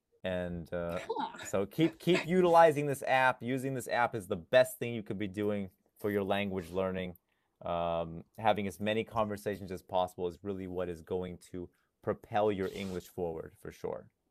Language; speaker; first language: English; non-native, fluent; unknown